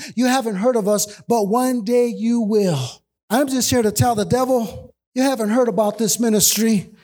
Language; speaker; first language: English; native; English